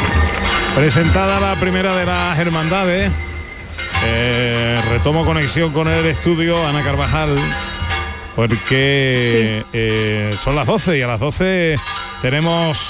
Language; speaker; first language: Spanish; native; Spanish